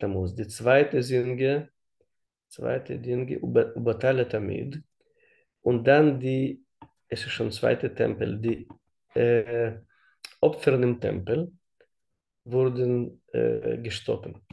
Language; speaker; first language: German; non-native, learner; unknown